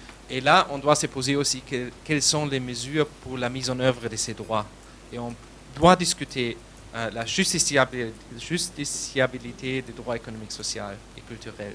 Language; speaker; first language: French; non-native, fluent; German